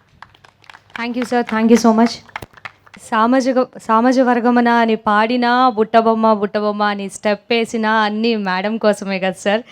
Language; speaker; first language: Telugu; native; Telugu